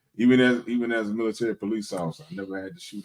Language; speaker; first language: English; native; English